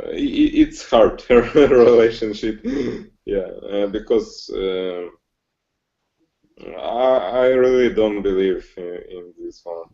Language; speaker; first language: English; non-native, learner; Russian